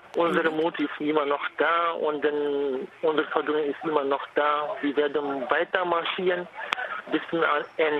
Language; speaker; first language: German; non-native, fluent; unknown